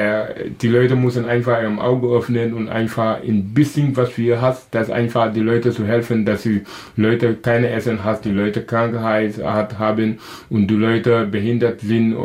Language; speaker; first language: German; non-native, local second language; Wolof